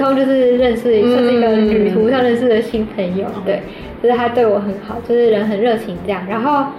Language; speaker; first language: Chinese; native; Chinese